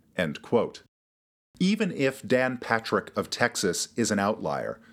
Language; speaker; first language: English; native; English